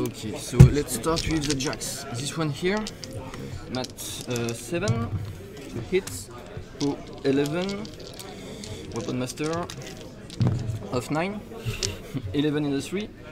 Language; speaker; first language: English; non-native, learner; French